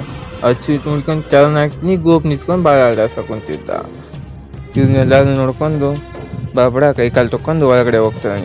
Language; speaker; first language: Kannada; native; Kannada